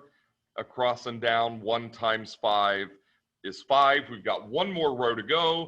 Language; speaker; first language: English; native; English